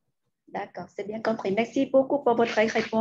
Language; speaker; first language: French; non-native, fluent; Lao